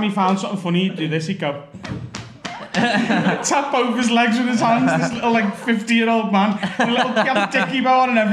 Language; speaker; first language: English; native; English